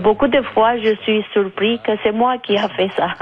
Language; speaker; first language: French; non-native, fluent; Romanian